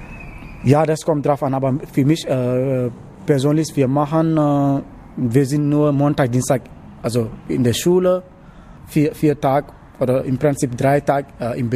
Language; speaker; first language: German; non-native, learner; Wolof